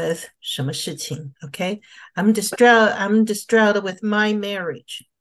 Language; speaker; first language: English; non-native, fluent; Chinese